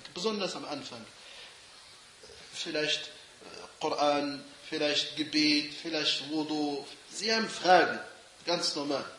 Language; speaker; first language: German; non-native, fluent; Arabic